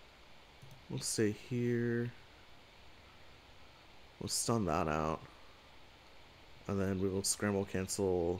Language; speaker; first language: English; native; English